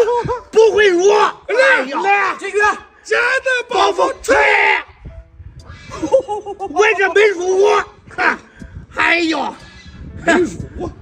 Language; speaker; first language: Chinese; native; Chinese